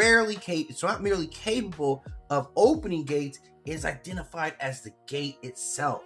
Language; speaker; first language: English; native; English